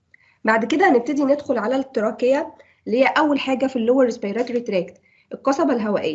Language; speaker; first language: Arabic; native; Arabic